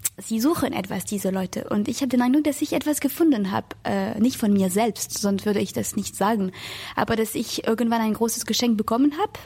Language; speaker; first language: German; non-native, fluent; French